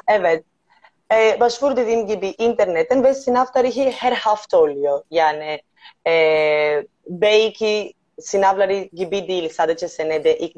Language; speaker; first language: Turkish; non-native, learner; Greek